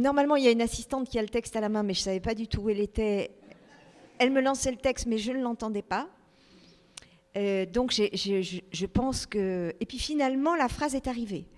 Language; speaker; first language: French; native; French